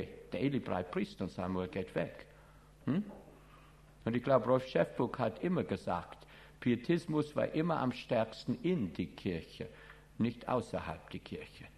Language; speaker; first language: German; non-native, fluent; English